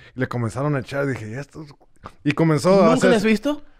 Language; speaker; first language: Spanish; early bilingual, heritage; Spanish